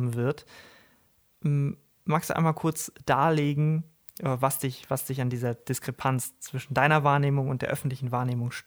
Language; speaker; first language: German; native; German